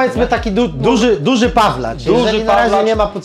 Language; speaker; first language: Polish; native; Polish